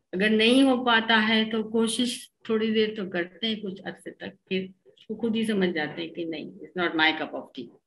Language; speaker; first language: Hindi; native; Hindi